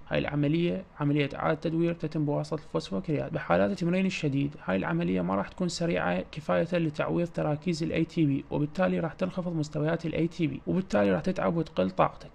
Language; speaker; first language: Arabic; native; Arabic